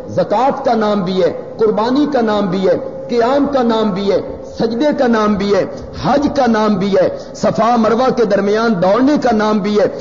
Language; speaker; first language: Urdu; non-native, local second language; Punjabi